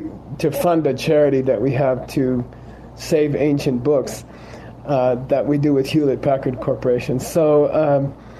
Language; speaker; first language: English; native; English